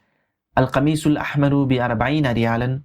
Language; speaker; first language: Arabic; non-native, fluent; Urdu